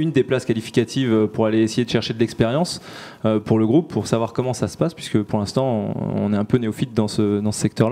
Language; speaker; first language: French; native; French